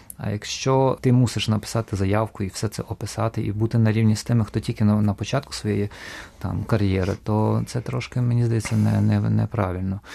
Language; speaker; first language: Ukrainian; native; Ukrainian